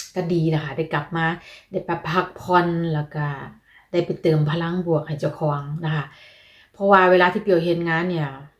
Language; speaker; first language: Thai; native; Thai